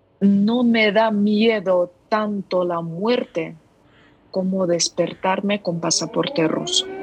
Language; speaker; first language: Spanish; non-native, fluent; Ukrainian